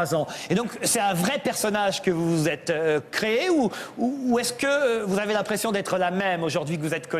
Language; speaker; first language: French; native; French